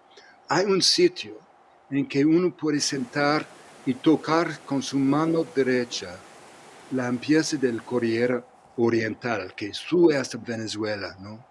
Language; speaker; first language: Spanish; non-native, fluent; English